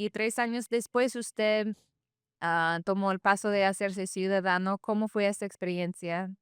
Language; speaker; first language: Spanish; non-native, fluent; English